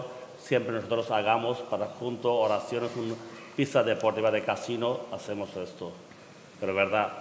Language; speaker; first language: Spanish; non-native, learner; Bangla